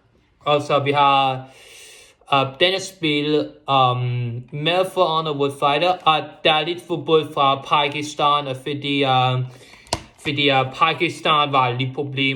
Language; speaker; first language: Danish; non-native, local second language; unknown